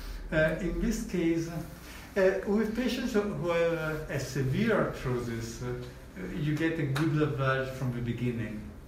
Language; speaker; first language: English; non-native, fluent; Italian